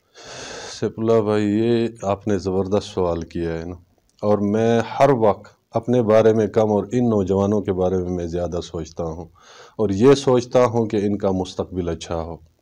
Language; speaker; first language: Urdu; non-native, local second language; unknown